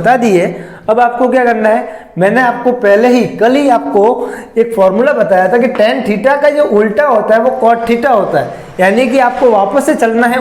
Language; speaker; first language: Hindi; native; Hindi